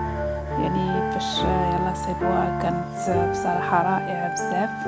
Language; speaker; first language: Arabic; native; Arabic